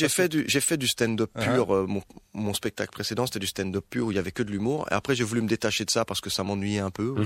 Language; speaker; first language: French; early bilingual, other home language; Arabic